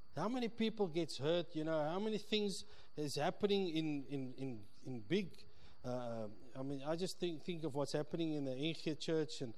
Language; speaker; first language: English; early bilingual, other home language; Afrikaans